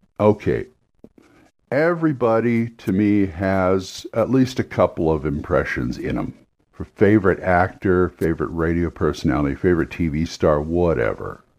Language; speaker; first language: English; native; English